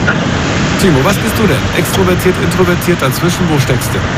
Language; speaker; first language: German; native; German